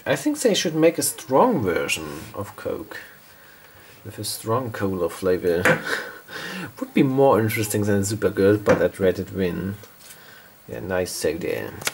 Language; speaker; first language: English; non-native, fluent; German